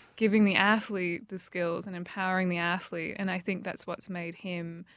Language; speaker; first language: English; native; English